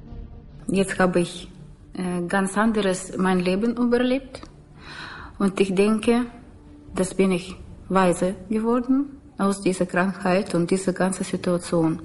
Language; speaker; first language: German; non-native, learner; Russian